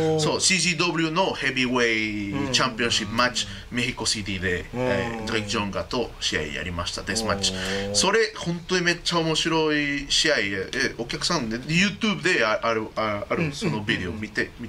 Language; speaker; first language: Japanese; non-native, learner; Spanish